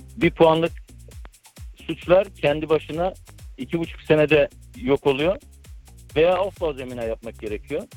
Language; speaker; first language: Turkish; early bilingual, heritage; Turkish